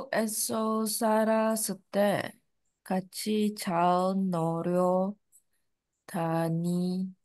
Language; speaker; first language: Korean; non-native, learner; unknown